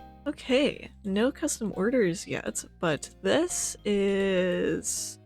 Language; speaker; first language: English; native; English